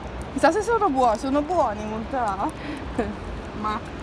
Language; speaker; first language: Italian; native; Italian